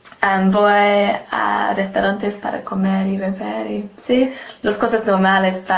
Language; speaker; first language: Spanish; non-native, learner; English